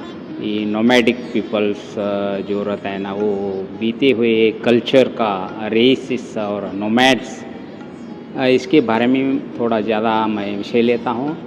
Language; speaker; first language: Hindi; non-native, local second language; Kannada